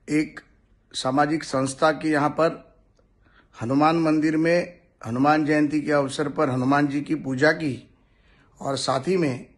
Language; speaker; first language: Hindi; non-native, local second language; Marathi